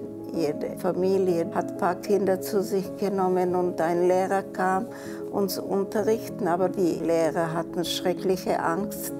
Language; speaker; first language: German; non-native, fluent; Czech